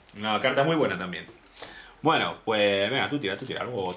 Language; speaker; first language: Spanish; native; Spanish